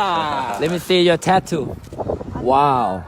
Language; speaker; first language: English; non-native, learner; Thai